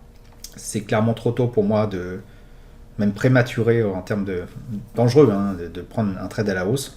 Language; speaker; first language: French; native; French